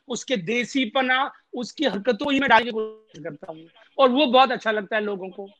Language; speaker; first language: Hindi; native; Hindi